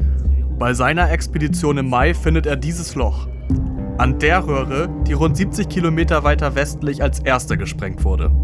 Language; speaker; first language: German; native; German